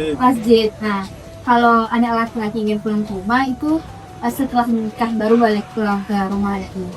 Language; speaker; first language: Indonesian; native; Indonesian